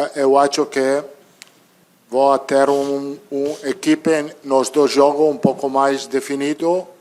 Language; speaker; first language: Portuguese; non-native, learner; Italian